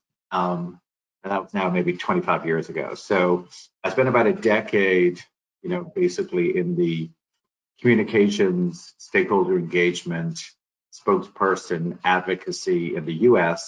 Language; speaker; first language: English; native; English